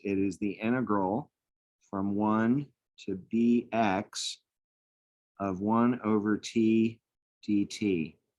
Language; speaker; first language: English; native; English